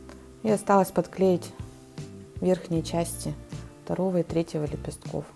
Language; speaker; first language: Russian; native; Russian